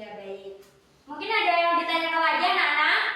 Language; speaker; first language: Indonesian; native; Indonesian